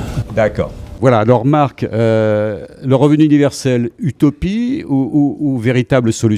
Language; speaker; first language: French; native; French